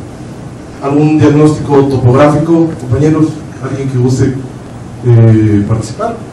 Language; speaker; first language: Spanish; native; Spanish